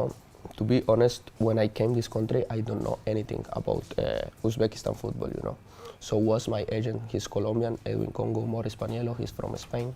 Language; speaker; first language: English; non-native, learner; Spanish